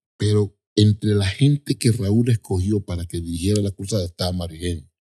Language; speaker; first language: Spanish; native; Spanish